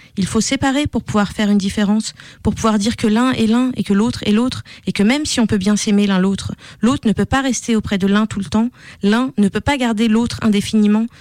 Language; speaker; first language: French; non-native, fluent; Russian